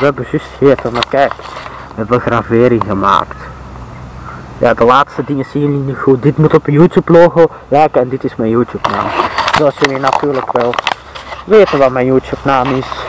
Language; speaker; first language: Dutch; native; Dutch